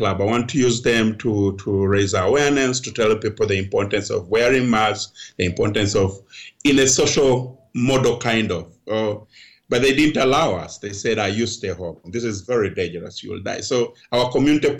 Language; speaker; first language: English; non-native, local second language; Ganda